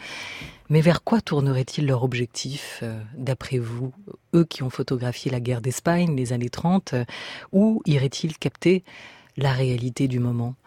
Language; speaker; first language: French; native; French